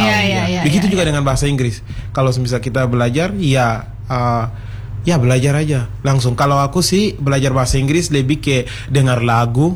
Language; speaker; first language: Indonesian; non-native, fluent; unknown